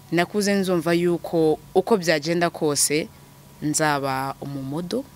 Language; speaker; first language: Kinyarwanda; native; Kinyarwanda